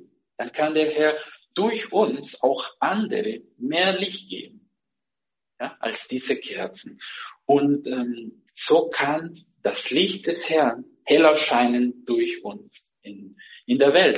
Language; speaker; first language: German; non-native, fluent; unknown